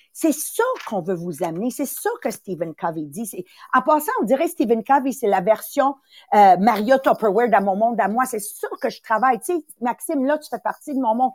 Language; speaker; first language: French; early bilingual, other home language; Italian